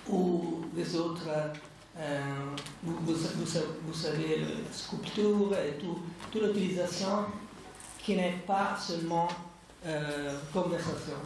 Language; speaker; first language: French; non-native, fluent; Italian